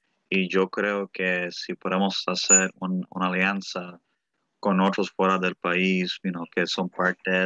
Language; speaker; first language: Spanish; early bilingual, heritage; Spanish